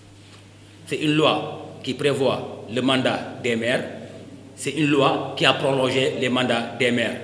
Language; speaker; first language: French; non-native, local second language; Wolof